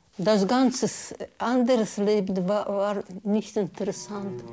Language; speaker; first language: German; non-native, learner; Russian